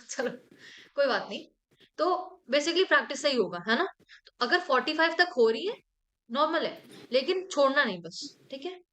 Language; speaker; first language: Hindi; native; Hindi